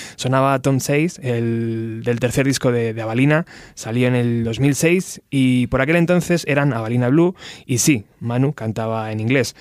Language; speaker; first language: Spanish; native; Spanish